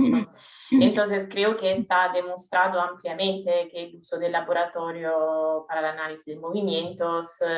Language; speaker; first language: Spanish; non-native, fluent; Italian